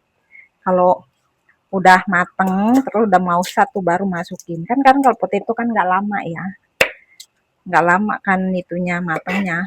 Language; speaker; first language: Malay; non-native, local second language; Indonesian